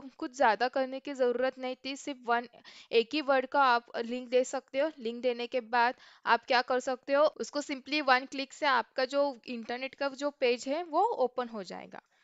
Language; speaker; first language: Hindi; non-native, local second language; Marathi